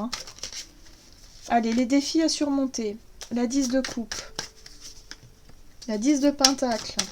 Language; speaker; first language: French; native; French